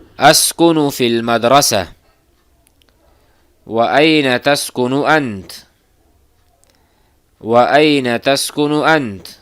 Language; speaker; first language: Arabic; non-native, fluent; Urdu